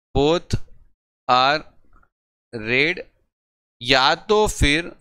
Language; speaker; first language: Hindi; non-native, local second language; Gujarati